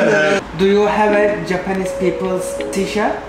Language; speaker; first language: English; non-native, learner; Turkish